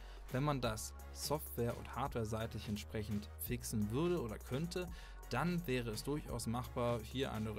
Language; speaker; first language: German; native; German